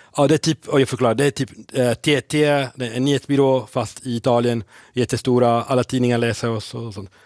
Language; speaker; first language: Swedish; non-native, fluent; Italian